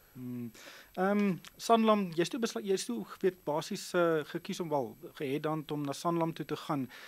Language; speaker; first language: Afrikaans; native; Afrikaans